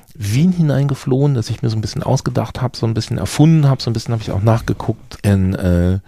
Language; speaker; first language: German; native; German